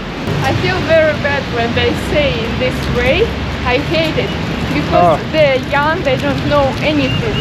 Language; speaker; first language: English; non-native, learner; Russian